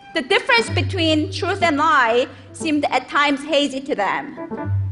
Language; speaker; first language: English; non-native, fluent; Korean